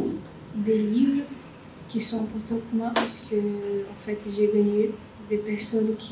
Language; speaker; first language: French; non-native, learner; Portuguese